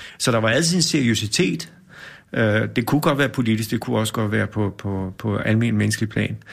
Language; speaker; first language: Danish; native; Danish